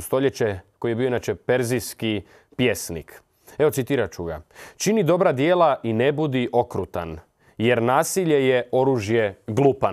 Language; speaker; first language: Serbian; native; Serbian